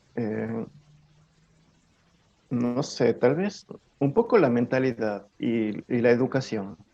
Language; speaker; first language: Spanish; native; Spanish